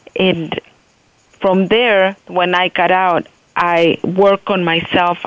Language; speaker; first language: English; non-native, fluent; Spanish